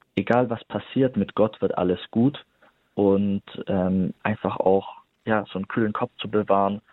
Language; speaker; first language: German; native; German